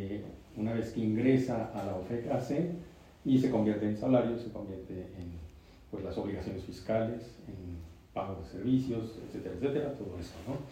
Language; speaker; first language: Spanish; native; Spanish